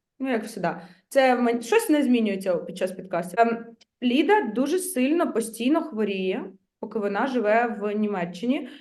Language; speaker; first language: Ukrainian; native; Ukrainian